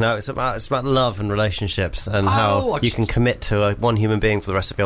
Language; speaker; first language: English; native; English